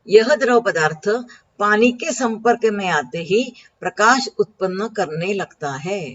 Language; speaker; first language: Hindi; non-native, local second language; Marathi